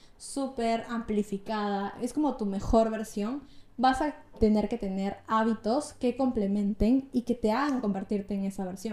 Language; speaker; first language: Spanish; native; Spanish